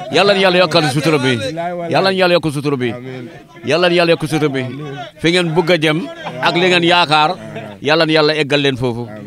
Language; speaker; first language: Wolof; non-native, local second language; Fula